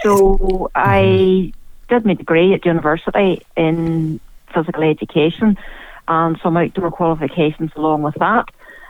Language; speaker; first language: English; native; English